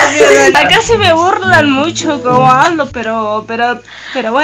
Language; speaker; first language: Spanish; non-native, learner; English